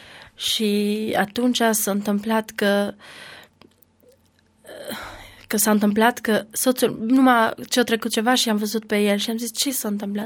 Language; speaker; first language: Romanian; non-native, learner; Albanian